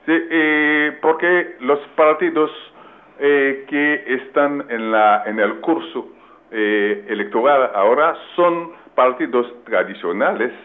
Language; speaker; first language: Spanish; non-native, fluent; French